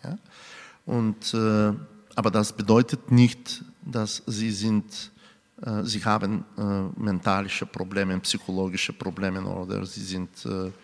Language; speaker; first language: German; non-native, fluent; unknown